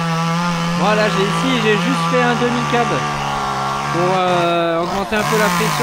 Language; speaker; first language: French; native; French